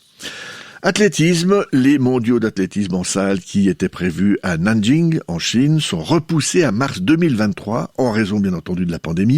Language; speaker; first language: French; native; French